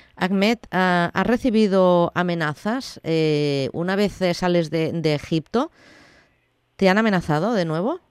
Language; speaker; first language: Spanish; non-native, local second language; Catalan